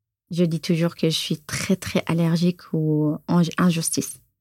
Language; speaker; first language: French; non-native, fluent; Arabic